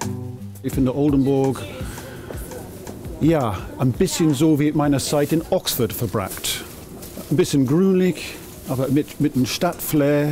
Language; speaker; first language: German; non-native, fluent; English